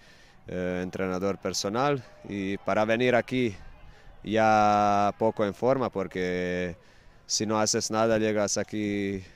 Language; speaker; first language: Spanish; non-native, fluent; Croatian